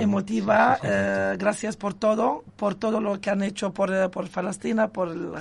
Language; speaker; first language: Spanish; non-native, local second language; Arabic